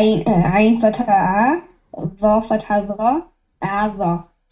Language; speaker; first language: Arabic; non-native, learner; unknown